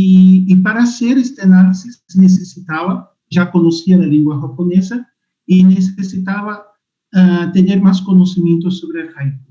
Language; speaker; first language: Spanish; non-native, fluent; Portuguese